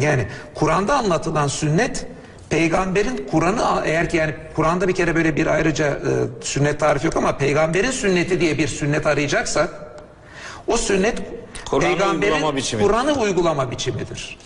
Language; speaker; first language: Turkish; native; Turkish